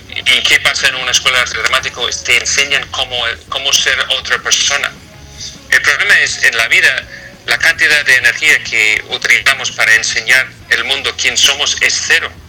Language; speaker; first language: Spanish; non-native, fluent; English